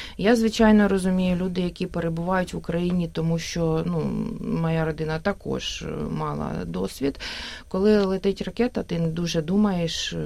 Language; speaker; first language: Ukrainian; native; Ukrainian